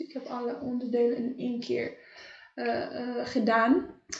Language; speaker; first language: Dutch; non-native, fluent; Kabuverdianu